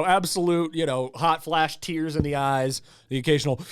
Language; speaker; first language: English; native; English